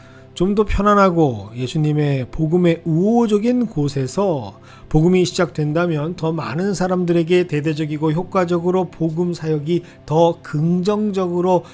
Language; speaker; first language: Korean; native; Korean